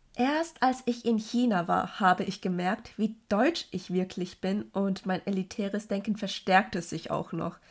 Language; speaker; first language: German; early bilingual, other home language; Cantonese